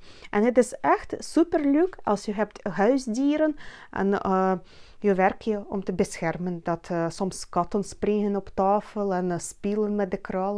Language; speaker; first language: Dutch; non-native, learner; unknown